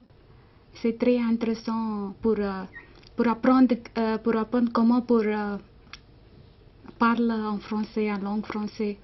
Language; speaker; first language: French; non-native, learner; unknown